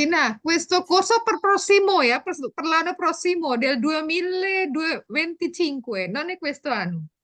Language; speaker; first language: Italian; non-native, learner; Indonesian